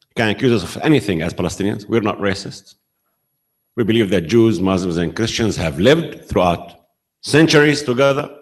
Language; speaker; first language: English; non-native, fluent; Arabic